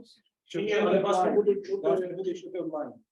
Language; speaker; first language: Ukrainian; native; Ukrainian